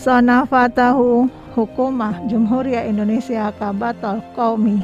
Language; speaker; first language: Arabic; non-native, fluent; Indonesian